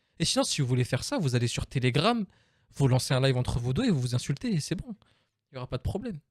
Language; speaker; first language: French; native; French